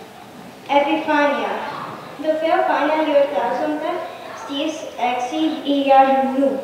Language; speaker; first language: Greek; early bilingual, heritage; Greek